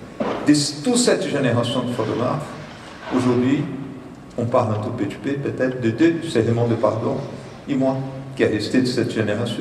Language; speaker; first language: French; non-native, fluent; Portuguese